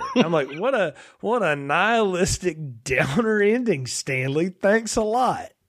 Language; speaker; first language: English; native; English